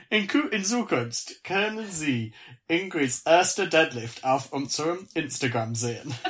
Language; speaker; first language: German; non-native, learner; English